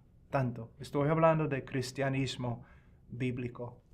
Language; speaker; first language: Spanish; non-native, fluent; English